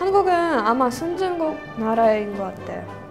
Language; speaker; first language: Korean; non-native, fluent; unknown